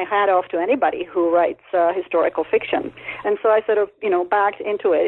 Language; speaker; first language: English; non-native, fluent; Czech